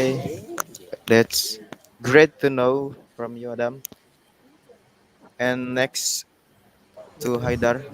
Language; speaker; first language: English; non-native, learner; Indonesian